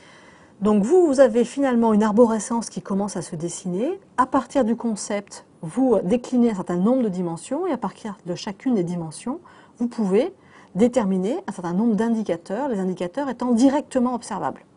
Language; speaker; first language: French; native; French